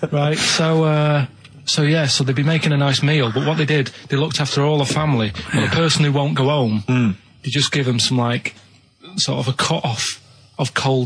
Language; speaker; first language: English; native; English